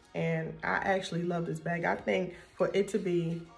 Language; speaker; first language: English; native; English